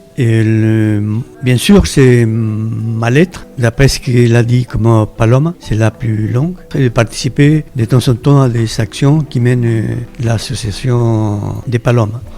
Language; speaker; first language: French; non-native, fluent; Spanish